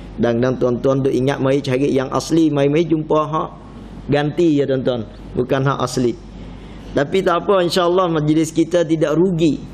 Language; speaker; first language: Malay; non-native, fluent; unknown